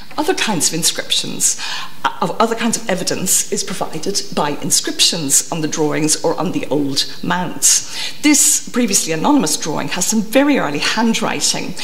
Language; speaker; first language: English; native; English